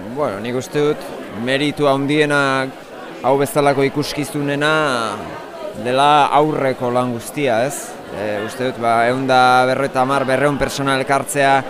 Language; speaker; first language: Basque; native; Basque